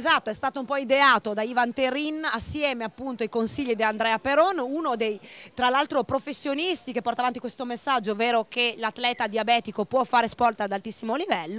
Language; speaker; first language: Italian; native; Italian